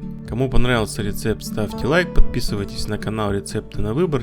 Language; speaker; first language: Russian; native; Russian